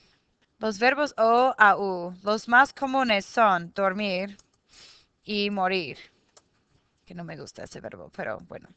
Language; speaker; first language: Spanish; non-native, fluent; English